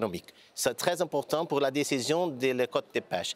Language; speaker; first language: French; non-native, learner; Portuguese